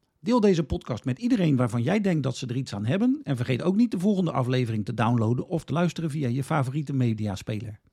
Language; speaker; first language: Dutch; native; Dutch